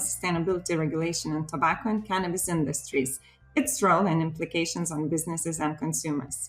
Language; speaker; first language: English; non-native, fluent; Lithuanian